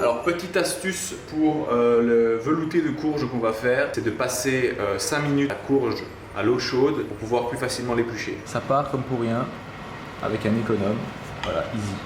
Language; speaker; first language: French; native; French